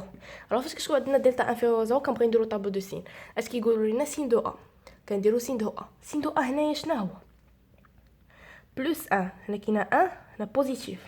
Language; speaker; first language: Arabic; native; Arabic